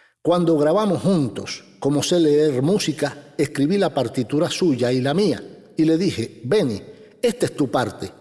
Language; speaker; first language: Spanish; native; Spanish